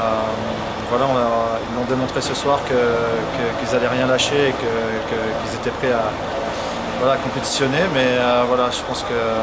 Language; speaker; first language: French; native; French